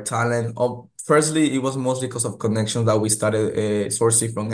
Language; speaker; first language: English; native; English